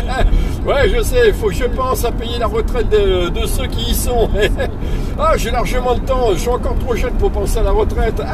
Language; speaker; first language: French; native; French